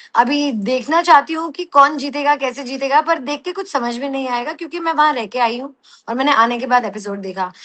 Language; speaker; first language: Hindi; non-native, local second language; Telugu